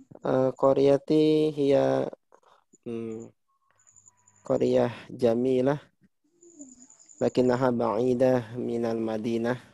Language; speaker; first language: Arabic; non-native, learner; Indonesian